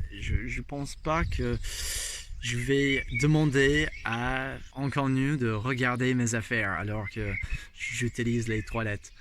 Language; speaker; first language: French; non-native, fluent; English